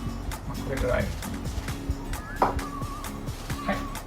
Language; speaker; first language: Japanese; non-native, fluent; Italian